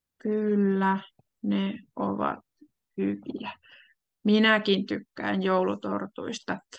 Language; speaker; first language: Finnish; native; Finnish